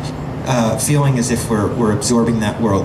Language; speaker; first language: English; native; English